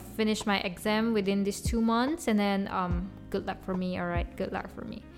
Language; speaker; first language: English; non-native, local second language; Chinese